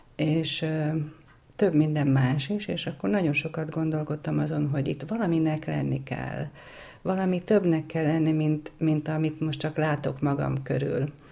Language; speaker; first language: Hungarian; native; Hungarian